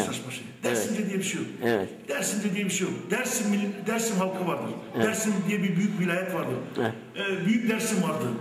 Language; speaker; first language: Turkish; native; Turkish